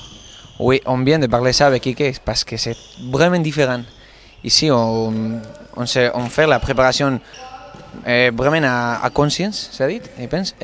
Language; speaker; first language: French; non-native, learner; Spanish